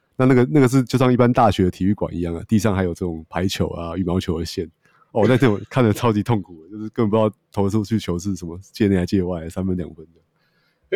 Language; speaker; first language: Chinese; native; Chinese